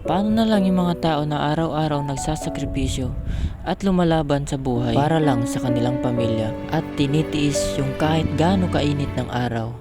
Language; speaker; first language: Filipino; non-native, local second language; Chavacano